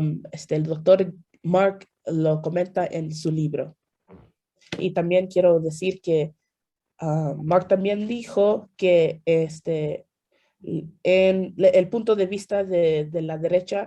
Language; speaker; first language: Spanish; early bilingual, heritage; Spanish